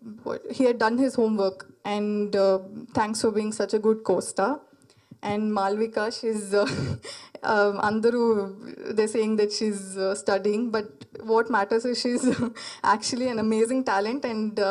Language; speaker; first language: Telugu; non-native, learner; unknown